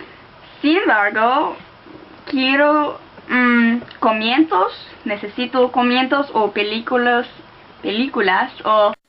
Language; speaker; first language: Spanish; non-native, learner; English